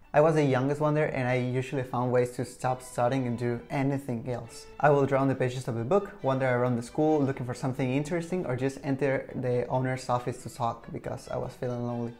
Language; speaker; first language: English; non-native, fluent; Spanish